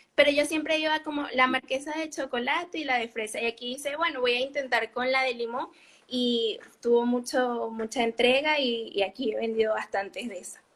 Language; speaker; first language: Spanish; native; Spanish